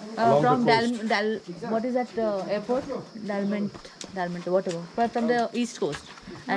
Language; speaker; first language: English; non-native, fluent; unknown